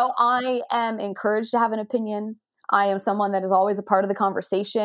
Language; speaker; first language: English; native; English